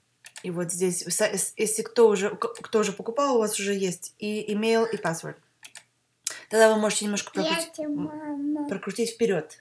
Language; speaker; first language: Russian; early bilingual, heritage; Russian